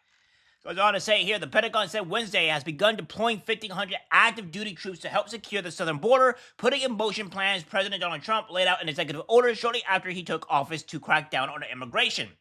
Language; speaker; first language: English; native; English